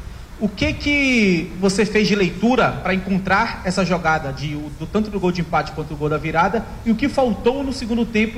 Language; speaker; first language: Portuguese; native; Portuguese